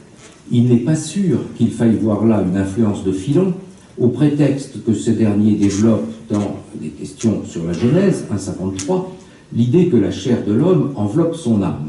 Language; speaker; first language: French; native; French